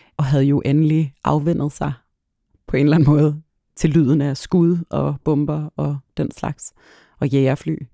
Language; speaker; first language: Danish; early bilingual, other home language; Arabic